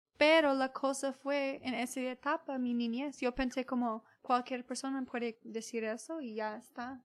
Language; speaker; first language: Spanish; early bilingual, heritage; Spanish